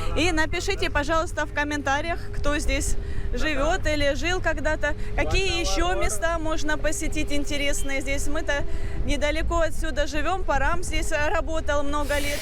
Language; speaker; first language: Russian; native; Russian